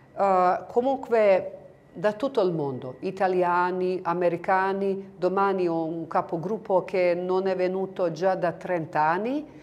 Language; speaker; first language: Italian; non-native, fluent; Bosnian